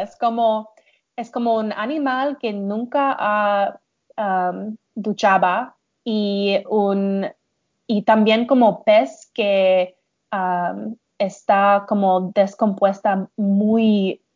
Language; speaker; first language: Spanish; non-native, learner; English